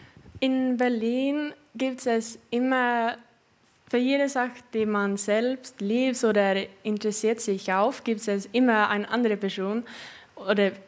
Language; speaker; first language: German; non-native, learner; Swedish